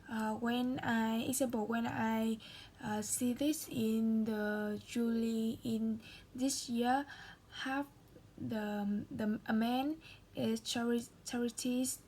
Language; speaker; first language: English; non-native, learner; Vietnamese